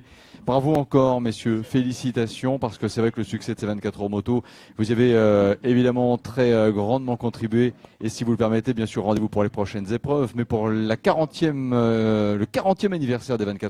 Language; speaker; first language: French; native; French